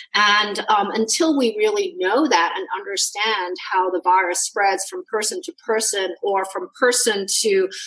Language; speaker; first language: English; non-native, local second language; Cantonese